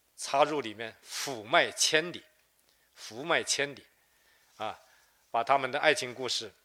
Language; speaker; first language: Chinese; native; Chinese